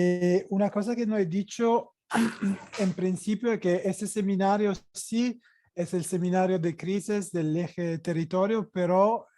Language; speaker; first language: Spanish; non-native, fluent; Italian